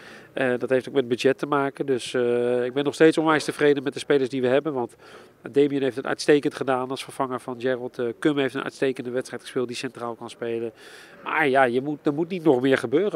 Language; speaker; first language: Dutch; native; Dutch